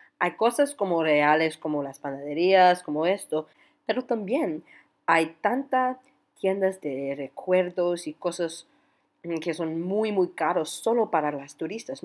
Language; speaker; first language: Spanish; non-native, learner; English